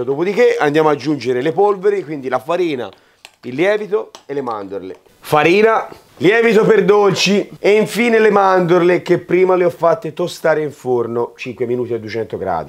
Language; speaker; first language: Italian; native; Italian